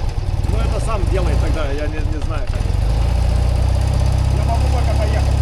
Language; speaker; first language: Russian; non-native, learner; Lithuanian